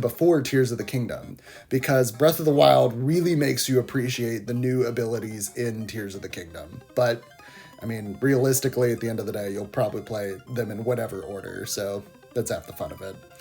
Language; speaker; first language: English; native; English